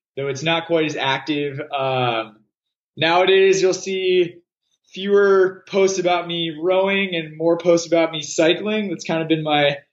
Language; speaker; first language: English; native; English